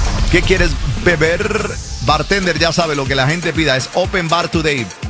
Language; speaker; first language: Spanish; early bilingual, heritage; Spanish